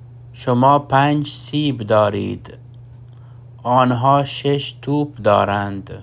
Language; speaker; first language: Persian; non-native, fluent; Urdu